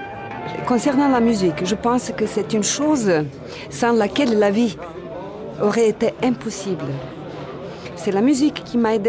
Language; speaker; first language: French; non-native, fluent; Bosnian